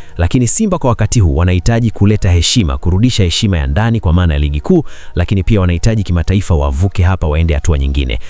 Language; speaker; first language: Swahili; native; Swahili